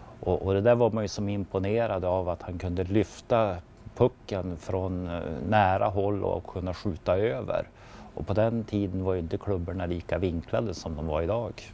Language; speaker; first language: Swedish; native; Swedish